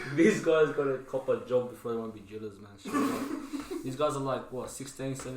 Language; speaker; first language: English; native; English